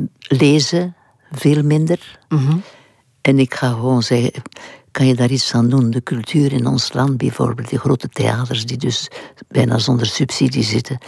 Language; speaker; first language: Dutch; non-native, local second language; French